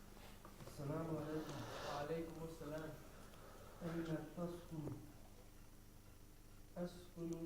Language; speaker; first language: Arabic; non-native, learner; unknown